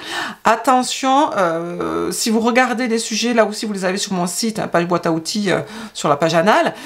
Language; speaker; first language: French; native; French